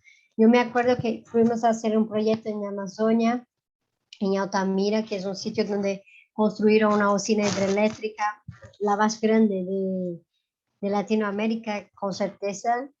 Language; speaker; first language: Spanish; non-native, fluent; Portuguese